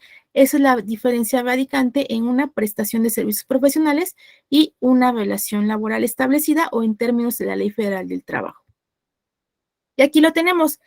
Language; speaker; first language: Spanish; native; Spanish